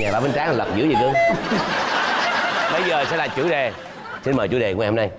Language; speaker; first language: Vietnamese; native; Vietnamese